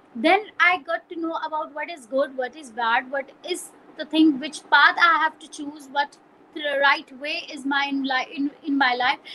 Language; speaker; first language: English; non-native, local second language; Punjabi